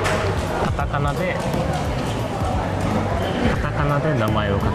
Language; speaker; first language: Japanese; native; Japanese